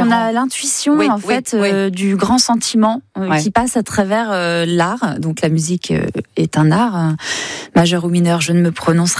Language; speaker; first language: French; native; French